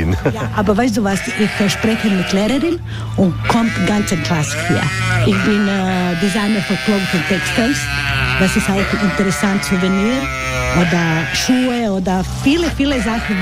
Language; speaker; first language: German; non-native, learner; Croatian